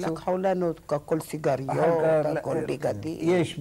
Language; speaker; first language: Hebrew; non-native, learner; Arabic